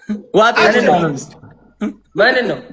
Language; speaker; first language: Amharic; native; Amharic